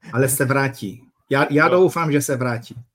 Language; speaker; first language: Czech; non-native, fluent; Polish